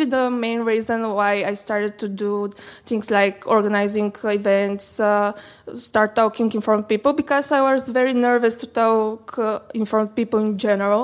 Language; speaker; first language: English; non-native, learner; Bulgarian